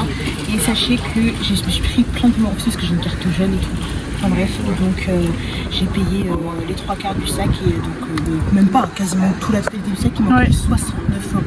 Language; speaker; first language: French; native; French